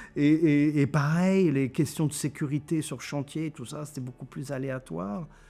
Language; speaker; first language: French; non-native, local second language; German